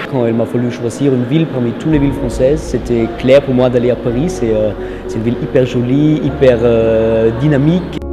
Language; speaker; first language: French; non-native, fluent; German